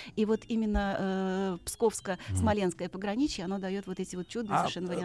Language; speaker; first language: Russian; native; Russian